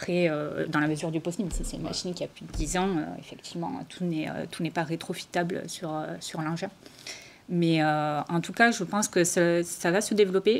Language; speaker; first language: French; native; French